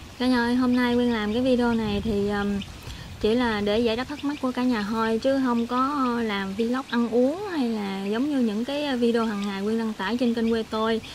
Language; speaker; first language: Vietnamese; native; Vietnamese